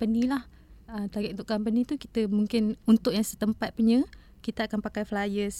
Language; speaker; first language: English; non-native, local second language; Malay